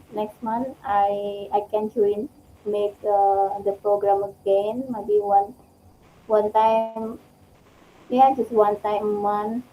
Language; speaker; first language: English; non-native, learner; Indonesian